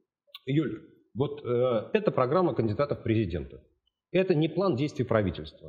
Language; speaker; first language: Russian; native; Russian